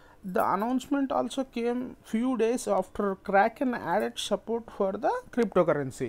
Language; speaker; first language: English; non-native, local second language; Telugu